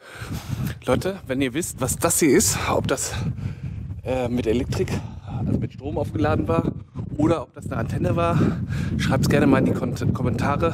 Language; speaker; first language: German; native; German